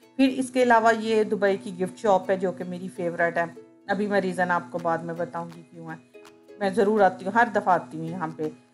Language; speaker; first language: Urdu; native; Urdu